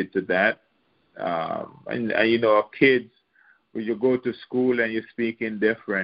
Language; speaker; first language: English; non-native, local second language; Jamaican Creole English